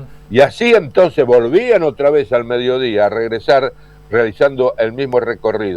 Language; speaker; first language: Spanish; native; Spanish